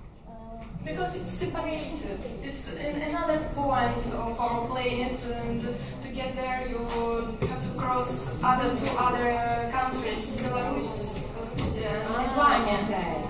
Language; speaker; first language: English; non-native, learner; Russian